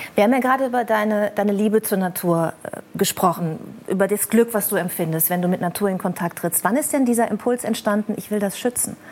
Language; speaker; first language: German; native; German